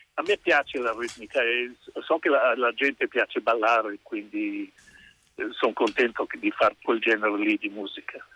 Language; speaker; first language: Italian; non-native, local second language; Ladin